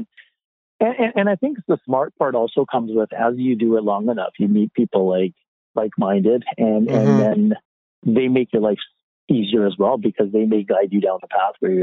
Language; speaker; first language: English; native; English